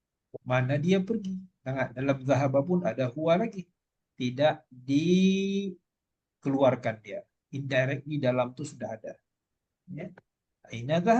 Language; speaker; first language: Malay; native; Malay